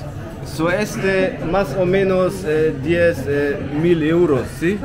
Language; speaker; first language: Spanish; non-native, learner; German